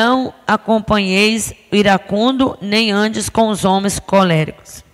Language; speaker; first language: Portuguese; native; Portuguese